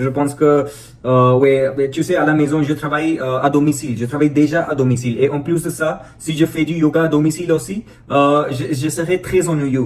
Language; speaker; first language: French; non-native, fluent; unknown